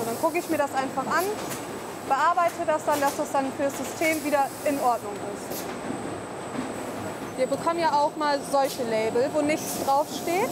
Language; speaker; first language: German; native; German